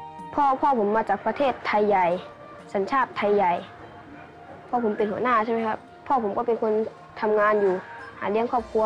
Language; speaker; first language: Thai; early bilingual, other home language; Shan